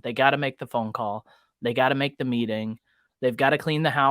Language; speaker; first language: English; native; English